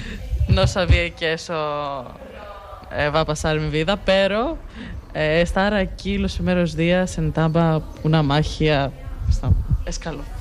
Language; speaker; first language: Spanish; non-native, learner; Greek